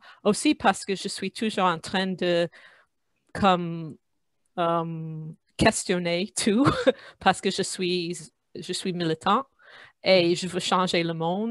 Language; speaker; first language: French; non-native, fluent; English